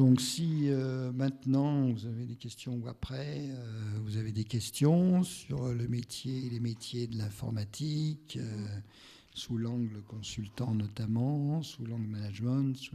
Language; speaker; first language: French; native; French